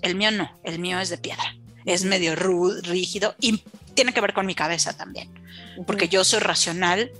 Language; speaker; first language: Spanish; native; Spanish